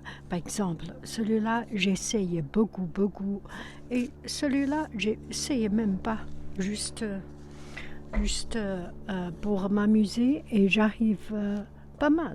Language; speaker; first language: French; non-native, fluent; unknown